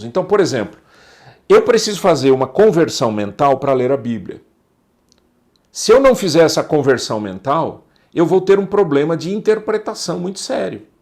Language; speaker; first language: Portuguese; native; Portuguese